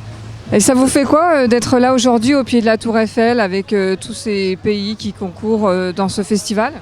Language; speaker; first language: French; native; French